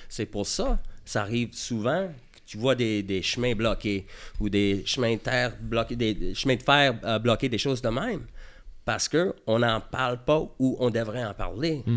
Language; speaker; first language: French; early bilingual, heritage; French